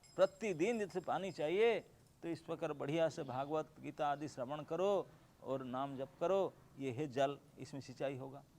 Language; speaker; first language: Hindi; non-native, local second language; Bangla